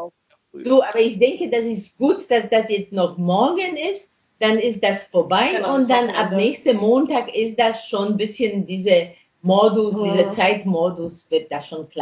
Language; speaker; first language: German; non-native, fluent; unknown